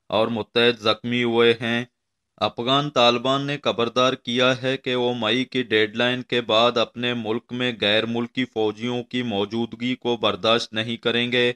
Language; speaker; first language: Urdu; non-native, local second language; Baluchi